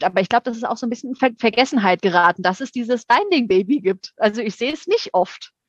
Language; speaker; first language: German; native; German